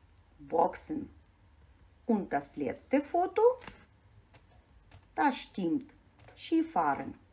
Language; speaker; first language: German; non-native, fluent; Ukrainian